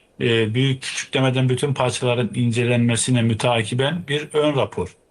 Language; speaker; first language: Turkish; native; Turkish